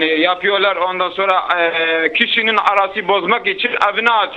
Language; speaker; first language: Turkish; non-native, local second language; Kurdish